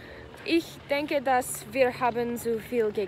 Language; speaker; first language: German; non-native, learner; English